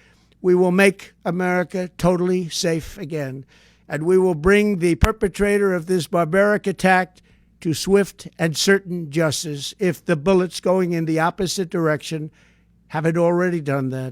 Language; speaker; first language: English; native; English